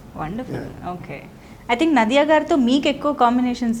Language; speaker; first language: Telugu; native; Telugu